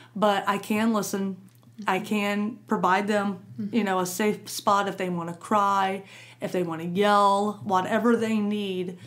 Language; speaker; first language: English; native; English